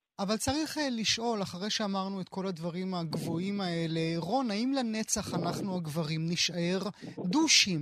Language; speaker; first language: Hebrew; native; Hebrew